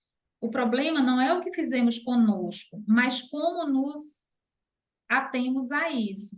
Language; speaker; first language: Portuguese; native; Portuguese